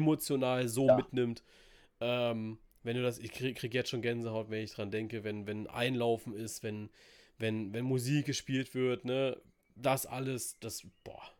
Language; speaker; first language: German; native; German